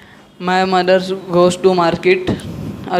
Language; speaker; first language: English; non-native, learner; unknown